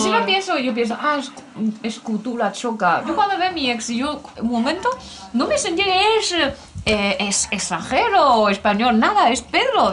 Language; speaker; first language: Spanish; non-native, learner; Chinese